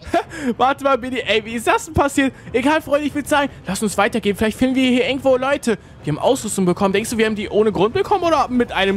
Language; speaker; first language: German; native; German